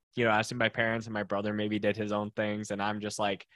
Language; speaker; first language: English; native; English